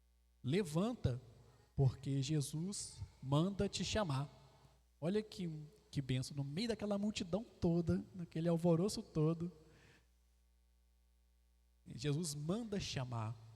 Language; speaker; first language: Portuguese; native; Portuguese